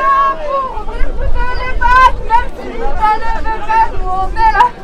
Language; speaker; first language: French; native; French